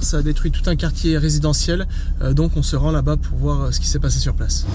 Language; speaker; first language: French; native; French